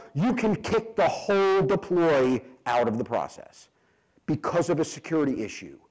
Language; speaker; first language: English; native; English